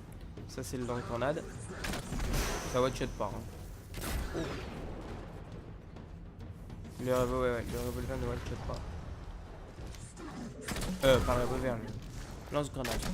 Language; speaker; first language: French; native; French